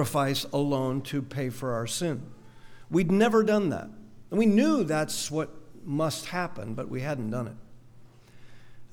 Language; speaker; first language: English; native; English